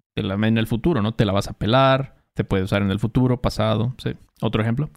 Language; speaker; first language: Spanish; native; Spanish